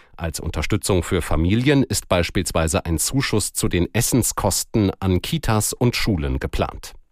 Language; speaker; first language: German; native; German